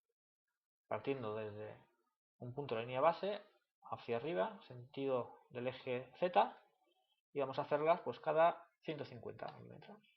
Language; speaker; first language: Spanish; native; Spanish